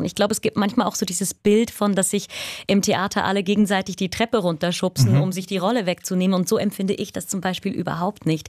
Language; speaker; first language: German; native; German